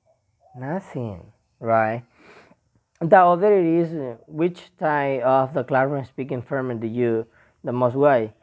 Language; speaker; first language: English; non-native, learner; Spanish